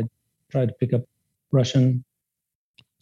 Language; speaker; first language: English; non-native, fluent; Spanish